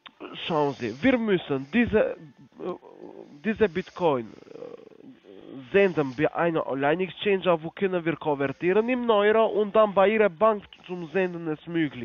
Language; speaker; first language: German; non-native, learner; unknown